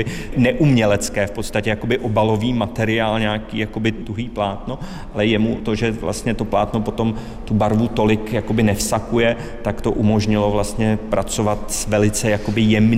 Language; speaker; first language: Czech; native; Czech